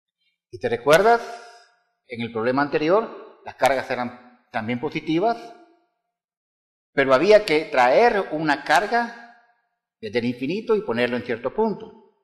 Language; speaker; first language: Spanish; native; Spanish